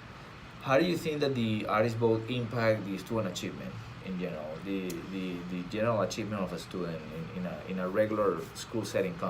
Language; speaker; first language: English; non-native, fluent; Spanish